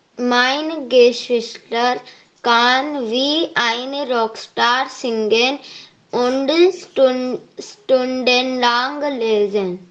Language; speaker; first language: German; non-native, learner; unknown